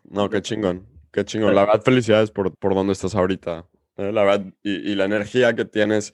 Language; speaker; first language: Spanish; native; Spanish